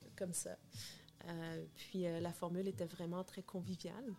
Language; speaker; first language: French; native; French